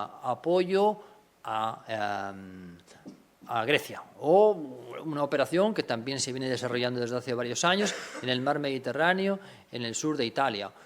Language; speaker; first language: Spanish; native; Spanish